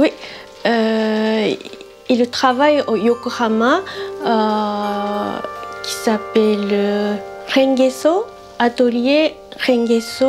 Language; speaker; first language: French; non-native, learner; Japanese